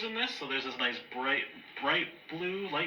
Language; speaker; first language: English; native; English